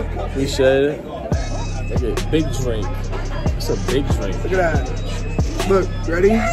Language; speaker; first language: English; native; English